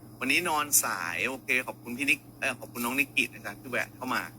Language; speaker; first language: Thai; native; Thai